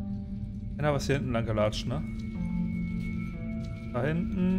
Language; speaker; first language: German; native; German